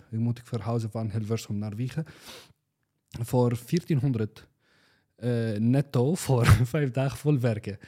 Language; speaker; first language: Dutch; non-native, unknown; Arabic